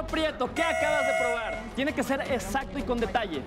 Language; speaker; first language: Spanish; native; Spanish